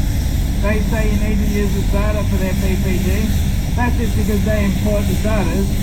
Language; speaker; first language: English; native; English